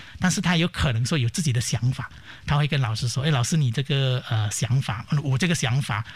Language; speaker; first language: Chinese; native; Chinese